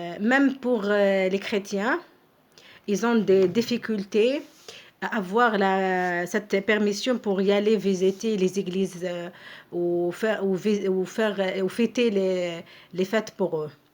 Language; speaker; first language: French; non-native, fluent; Arabic